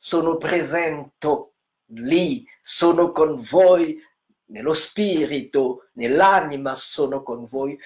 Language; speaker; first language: Italian; non-native, learner; French